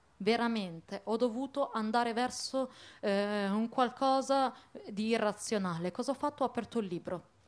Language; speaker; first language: Italian; early bilingual, other home language; Arabic